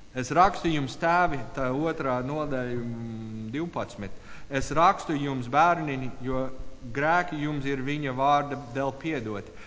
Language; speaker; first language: Latvian; non-native, learner; English